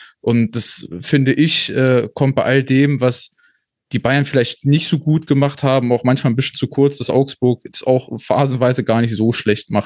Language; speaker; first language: German; native; German